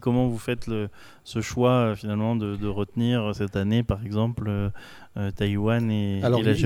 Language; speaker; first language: French; native; French